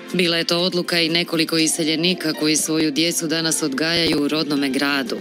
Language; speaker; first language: Croatian; native; Croatian